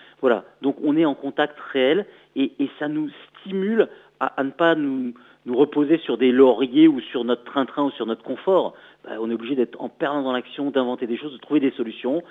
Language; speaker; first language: French; native; French